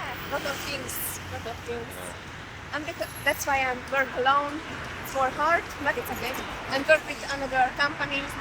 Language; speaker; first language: English; non-native, learner; Hungarian